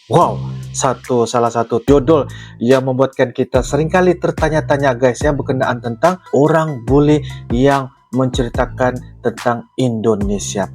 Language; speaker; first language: Malay; native; Malay